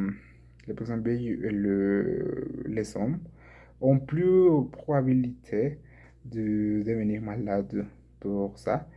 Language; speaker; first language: French; non-native, learner; Spanish